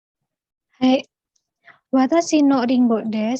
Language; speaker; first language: Japanese; non-native, learner; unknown